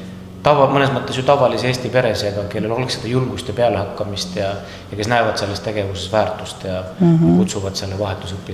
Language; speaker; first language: Estonian; native; Estonian